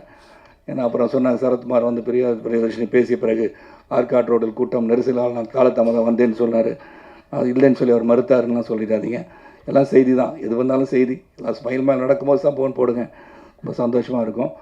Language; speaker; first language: Tamil; native; Tamil